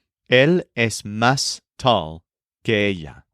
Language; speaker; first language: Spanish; non-native, fluent; English